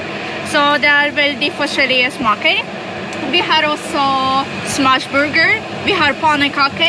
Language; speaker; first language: Norwegian; non-native, learner; Polish